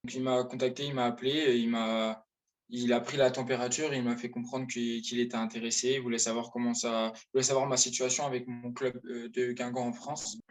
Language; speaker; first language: French; native; French